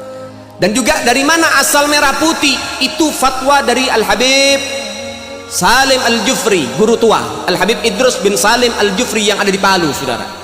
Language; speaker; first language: Indonesian; native; Indonesian